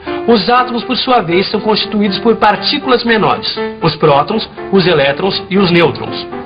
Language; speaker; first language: Portuguese; native; Portuguese